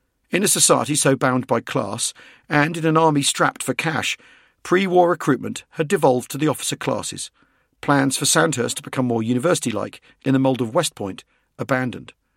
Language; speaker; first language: English; native; English